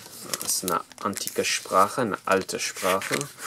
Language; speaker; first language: German; non-native, fluent; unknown